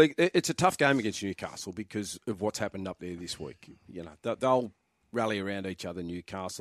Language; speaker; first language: English; native; English